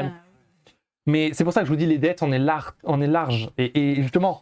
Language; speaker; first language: French; native; French